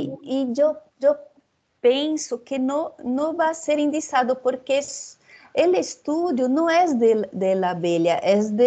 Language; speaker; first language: Spanish; non-native, fluent; Portuguese